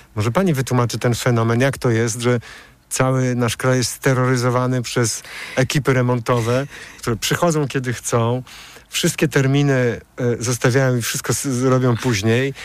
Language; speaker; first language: Polish; native; Polish